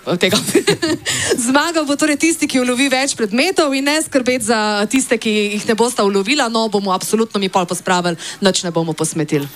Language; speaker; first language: Slovenian; native; Slovenian